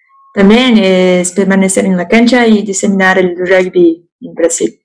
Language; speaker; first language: Spanish; non-native, learner; Portuguese